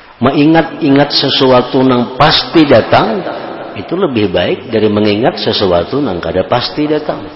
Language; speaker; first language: Indonesian; non-native, local second language; Banjar